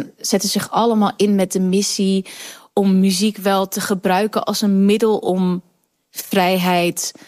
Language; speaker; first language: Dutch; early bilingual, other home language; Kurdish